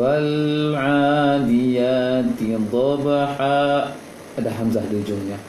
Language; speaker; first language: Indonesian; native; Indonesian